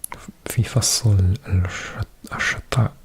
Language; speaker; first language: Arabic; non-native, learner; English